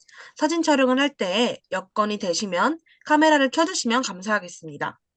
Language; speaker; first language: Korean; native; Korean